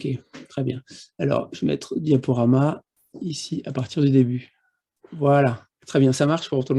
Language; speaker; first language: French; native; French